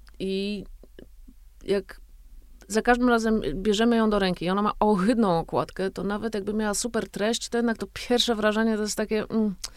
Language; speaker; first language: Polish; native; Polish